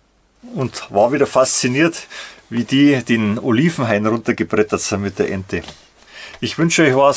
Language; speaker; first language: German; native; German